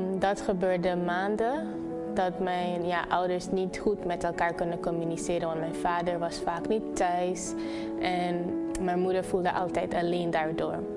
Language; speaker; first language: Dutch; non-native, local second language; Papiamento